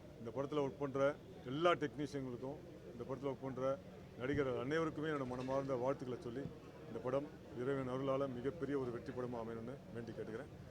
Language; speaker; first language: Tamil; native; Tamil